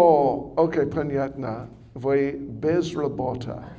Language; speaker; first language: Russian; non-native, learner; English